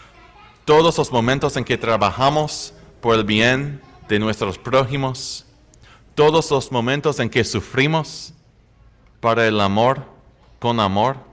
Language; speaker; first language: Spanish; non-native, fluent; English